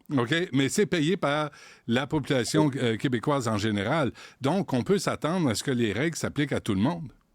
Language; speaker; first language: French; native; French